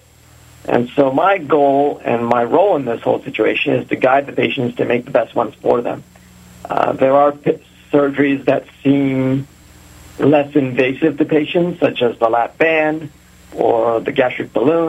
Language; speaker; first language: English; native; English